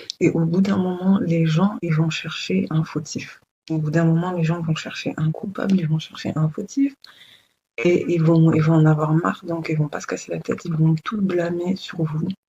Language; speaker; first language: French; early bilingual, other home language; Lingala